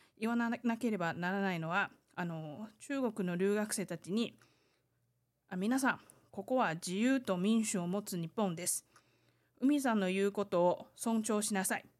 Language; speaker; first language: Japanese; non-native, fluent; Chinese